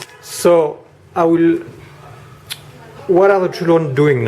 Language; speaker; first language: English; non-native, fluent; French